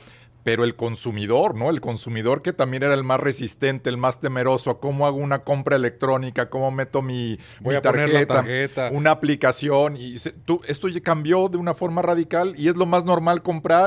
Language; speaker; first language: Spanish; native; Spanish